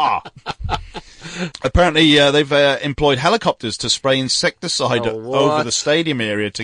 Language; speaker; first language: English; native; English